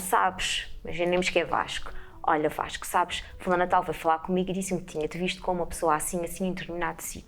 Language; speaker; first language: Portuguese; native; Portuguese